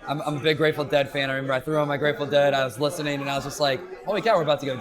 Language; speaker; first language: English; native; English